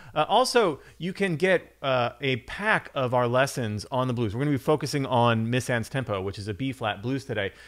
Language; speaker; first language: English; native; English